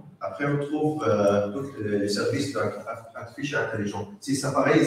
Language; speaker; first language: French; non-native, learner; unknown